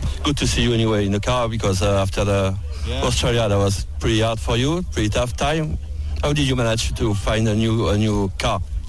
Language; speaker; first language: English; non-native, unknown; French